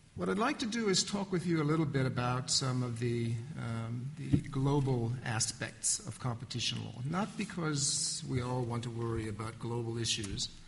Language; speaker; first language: English; native; English